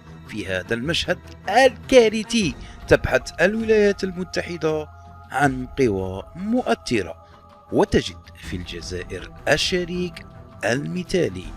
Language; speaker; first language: Arabic; native; Arabic